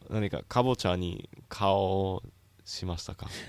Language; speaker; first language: Japanese; non-native, learner; English